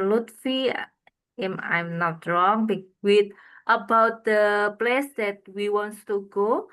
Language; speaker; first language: English; non-native, learner; Indonesian